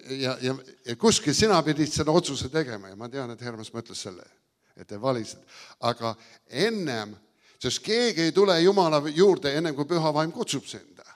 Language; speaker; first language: Estonian; early bilingual, heritage; Estonian